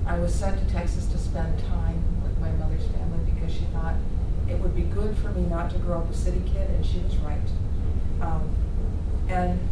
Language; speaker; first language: English; native; English